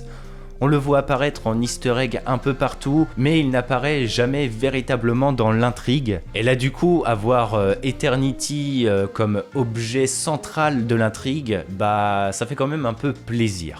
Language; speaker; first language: French; native; French